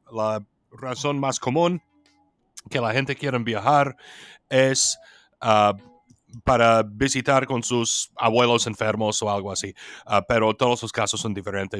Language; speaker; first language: Spanish; non-native, fluent; English